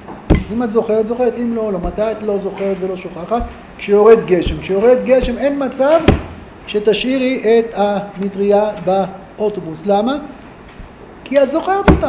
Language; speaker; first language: Hebrew; native; Hebrew